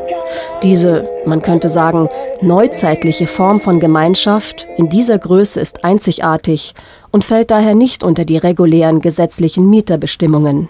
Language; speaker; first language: German; native; German